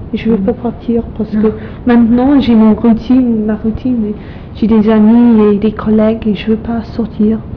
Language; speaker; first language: French; non-native, fluent; English